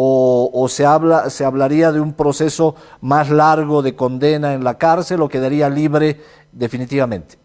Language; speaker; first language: Spanish; native; Spanish